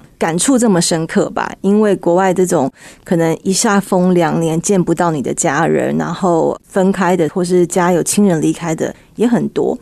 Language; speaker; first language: Chinese; early bilingual, heritage; Chinese